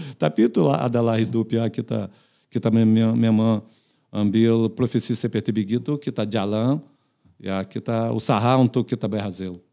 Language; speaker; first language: Indonesian; non-native, fluent; Portuguese